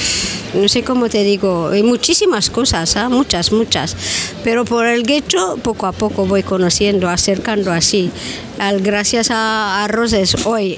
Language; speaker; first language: Spanish; non-native, learner; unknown